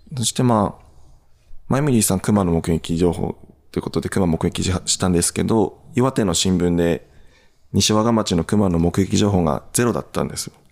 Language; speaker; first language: Japanese; native; Japanese